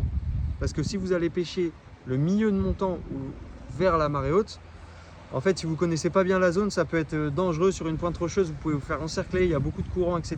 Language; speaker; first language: French; native; French